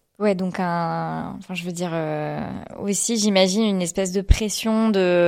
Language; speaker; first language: French; native; French